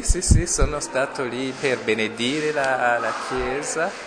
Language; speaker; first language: Italian; non-native, fluent; Rundi